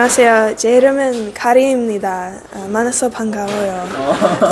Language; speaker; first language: Korean; non-native, learner; English